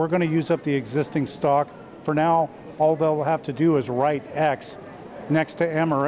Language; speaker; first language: English; native; English